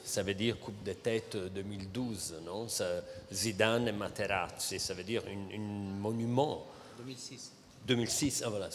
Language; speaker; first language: French; non-native, fluent; Italian